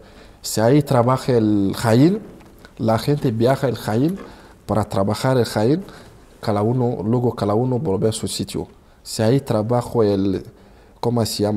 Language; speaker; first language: Spanish; non-native, learner; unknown